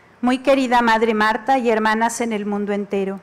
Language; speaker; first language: Spanish; native; Spanish